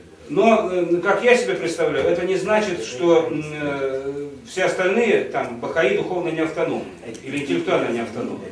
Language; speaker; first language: Russian; native; Russian